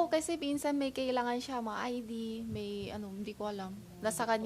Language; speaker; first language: Filipino; non-native, fluent; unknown